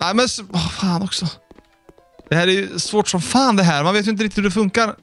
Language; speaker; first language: Swedish; native; Swedish